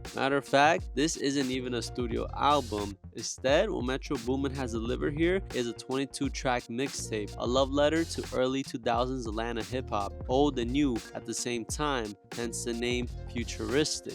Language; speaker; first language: English; native; English